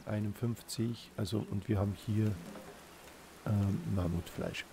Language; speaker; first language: German; native; German